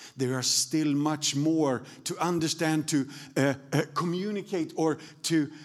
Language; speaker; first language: English; non-native, fluent; Swedish